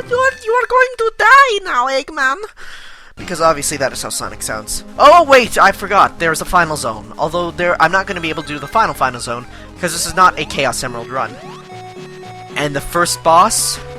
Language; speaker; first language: English; native; English